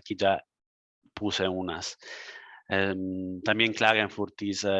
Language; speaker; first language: Spanish; non-native, fluent; Italian